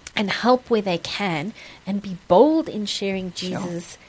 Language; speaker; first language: English; native; English